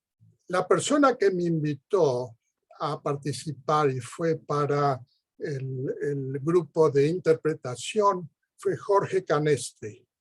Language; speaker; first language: Spanish; early bilingual, heritage; Spanish